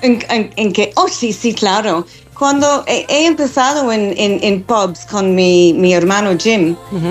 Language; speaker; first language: Spanish; non-native, fluent; English